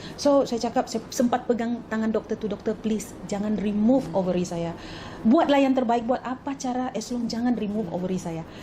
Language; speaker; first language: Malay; native; Malay